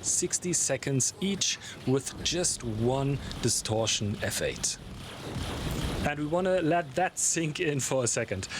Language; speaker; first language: English; non-native, fluent; German